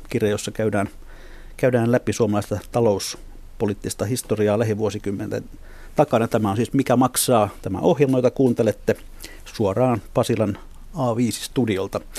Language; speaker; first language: Finnish; native; Finnish